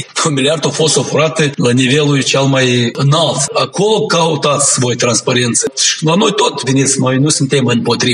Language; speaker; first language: Romanian; non-native, local second language; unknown